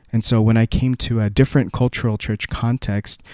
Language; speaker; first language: English; early bilingual, other home language; Korean